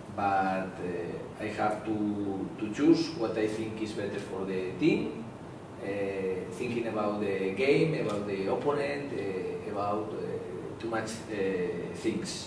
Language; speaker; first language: English; non-native, learner; Spanish